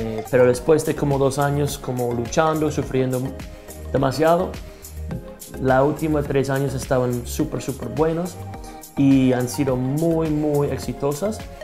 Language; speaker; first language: Spanish; non-native, fluent; English